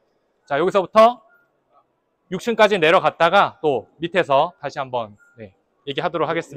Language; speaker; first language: Korean; native; Korean